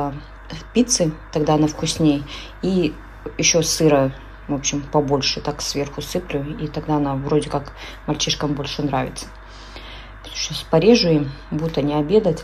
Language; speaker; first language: Russian; native; Russian